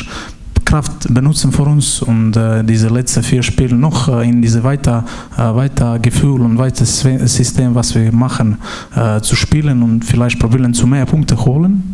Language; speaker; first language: German; non-native, learner; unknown